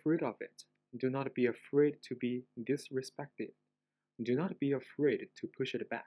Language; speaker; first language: English; non-native, fluent; Chinese